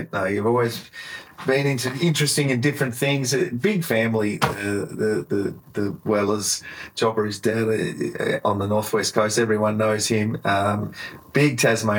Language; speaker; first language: English; native; English